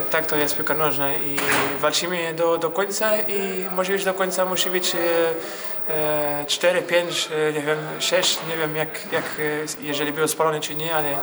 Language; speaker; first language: Polish; non-native, learner; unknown